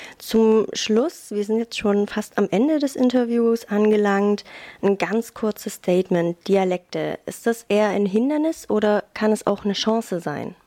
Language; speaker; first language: German; native; German